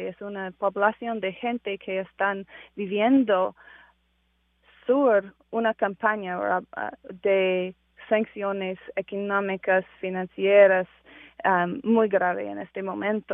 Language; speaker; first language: Spanish; non-native, fluent; English